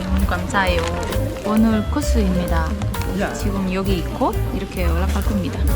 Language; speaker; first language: Korean; non-native, learner; Spanish